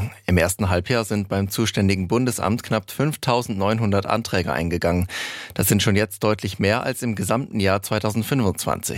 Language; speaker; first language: German; native; German